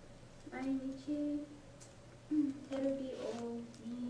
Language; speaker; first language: Japanese; non-native, learner; English